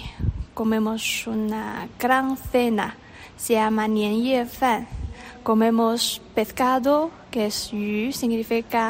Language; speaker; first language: Spanish; non-native, learner; Chinese